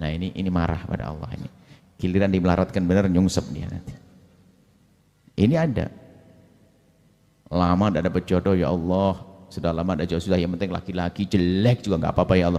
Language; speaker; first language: Indonesian; native; Indonesian